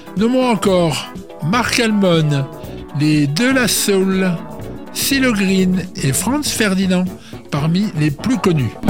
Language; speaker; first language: French; native; French